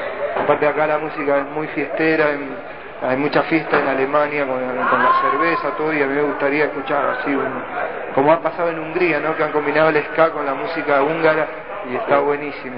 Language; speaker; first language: Spanish; native; Spanish